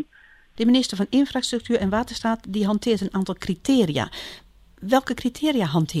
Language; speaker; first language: Dutch; native; Dutch